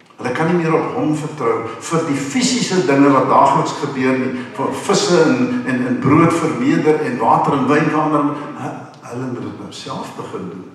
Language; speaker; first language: Afrikaans; non-native, local second language; English